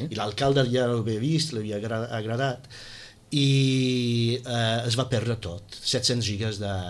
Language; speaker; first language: Catalan; non-native, fluent; English